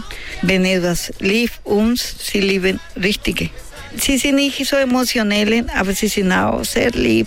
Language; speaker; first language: German; non-native, fluent; Spanish